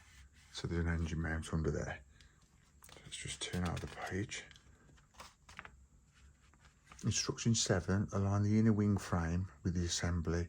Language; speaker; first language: English; native; English